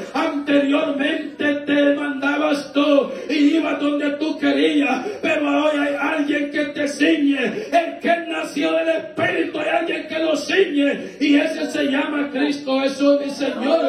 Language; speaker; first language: Spanish; native; Spanish